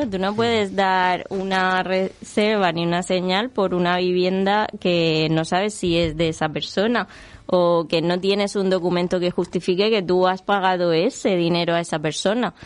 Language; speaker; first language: Spanish; native; Spanish